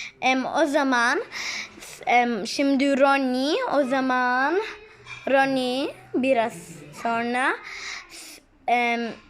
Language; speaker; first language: Turkish; non-native, learner; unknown